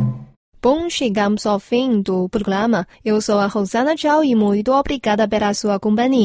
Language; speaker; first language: Portuguese; non-native, fluent; Chinese